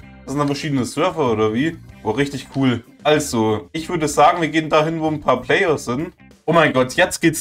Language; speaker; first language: German; native; German